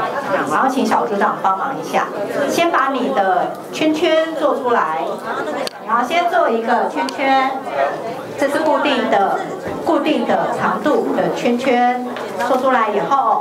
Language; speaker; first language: Chinese; native; Chinese